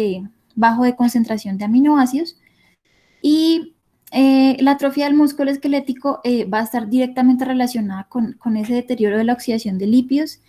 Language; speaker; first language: Spanish; native; Spanish